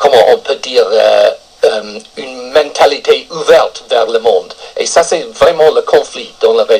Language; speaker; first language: French; non-native, fluent; English